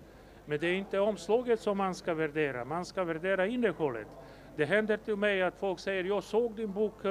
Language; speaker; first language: Swedish; non-native, fluent; Macedonian